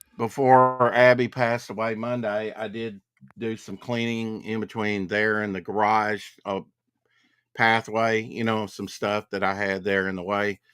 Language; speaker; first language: English; native; English